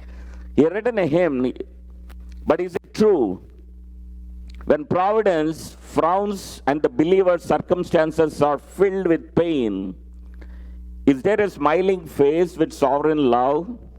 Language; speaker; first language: English; non-native, local second language; Telugu